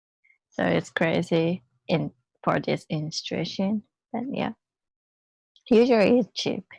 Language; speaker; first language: English; non-native, learner; Japanese